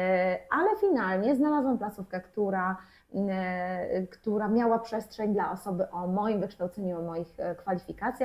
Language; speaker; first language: Polish; native; Polish